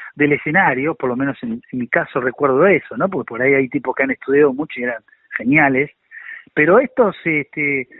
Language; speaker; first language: Spanish; native; Spanish